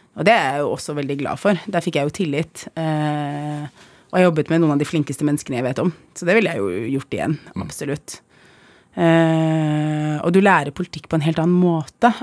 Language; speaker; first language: Norwegian; early bilingual, other home language; Arabic